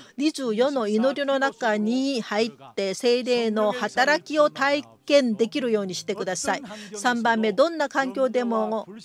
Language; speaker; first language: Japanese; non-native, fluent; Korean